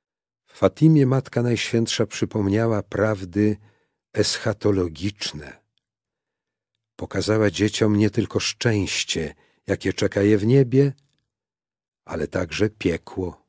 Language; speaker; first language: Polish; native; Polish